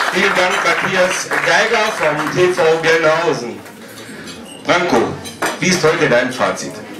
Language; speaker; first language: German; native; German